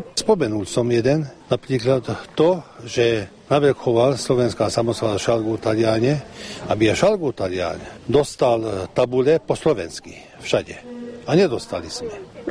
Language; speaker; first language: Slovak; early bilingual, heritage; Slovak